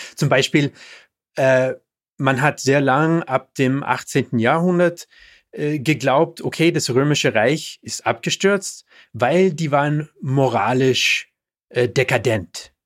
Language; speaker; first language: German; non-native, fluent; English